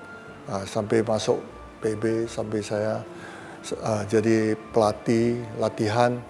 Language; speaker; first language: Indonesian; non-native, local second language; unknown